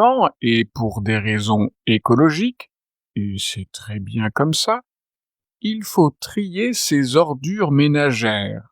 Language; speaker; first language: French; native; French